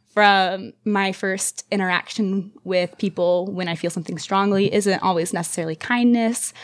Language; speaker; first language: English; native; English